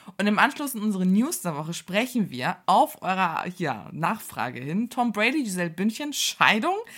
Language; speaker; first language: German; early bilingual, other home language; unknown